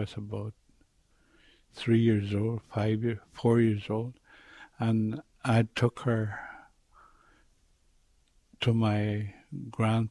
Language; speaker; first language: English; non-native, fluent; Cree